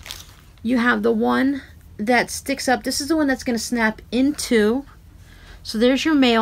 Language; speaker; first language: English; native; English